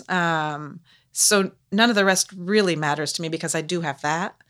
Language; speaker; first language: English; native; English